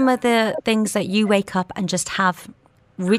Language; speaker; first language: English; native; English